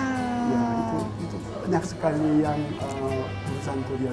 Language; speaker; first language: Indonesian; non-native, learner; Korean